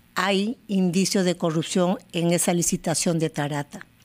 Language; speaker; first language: Spanish; native; Spanish